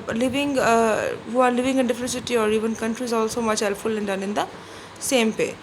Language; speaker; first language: English; non-native, local second language; Urdu